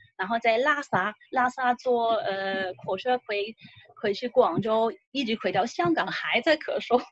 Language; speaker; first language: Chinese; non-native, local second language; Cantonese